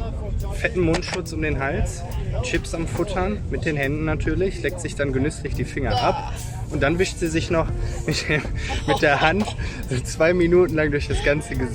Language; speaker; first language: German; native; German